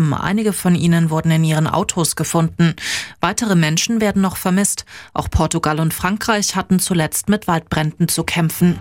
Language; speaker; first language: German; native; German